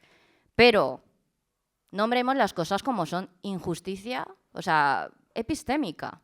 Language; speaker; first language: Spanish; early bilingual, other home language; Chinese